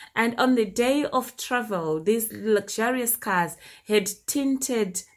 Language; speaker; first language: English; non-native, local second language; Shona